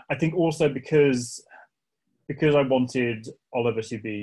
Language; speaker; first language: English; native; English